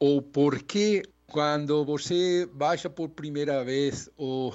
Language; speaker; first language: Portuguese; non-native, learner; Spanish